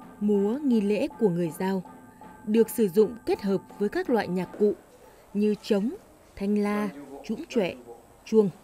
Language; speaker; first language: Vietnamese; native; Vietnamese